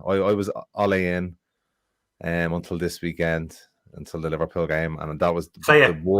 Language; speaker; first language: English; native; English